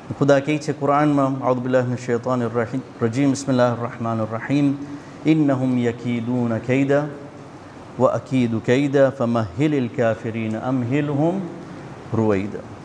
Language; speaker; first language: Gujarati; early bilingual, heritage; Gujarati